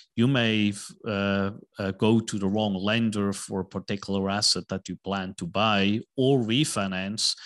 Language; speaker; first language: English; non-native, fluent; German